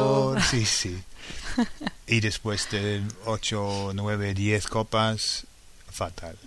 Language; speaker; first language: Spanish; non-native, fluent; English